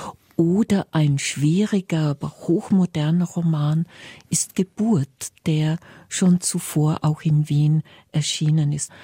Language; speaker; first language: German; native; German